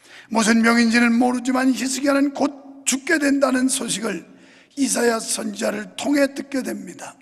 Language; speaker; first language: Korean; native; Korean